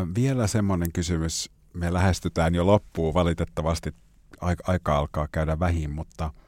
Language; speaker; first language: Finnish; native; Finnish